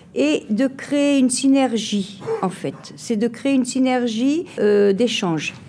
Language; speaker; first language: French; native; French